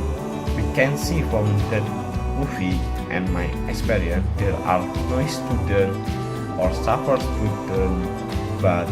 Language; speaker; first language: English; non-native, learner; Indonesian